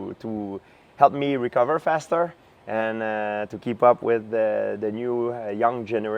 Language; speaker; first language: English; non-native, fluent; French